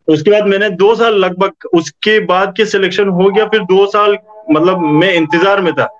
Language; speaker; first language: Hindi; native; Hindi